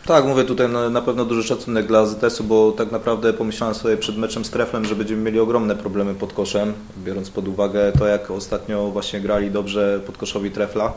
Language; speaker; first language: Polish; native; Polish